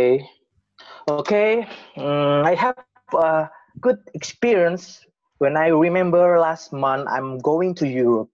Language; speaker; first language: English; non-native, learner; Indonesian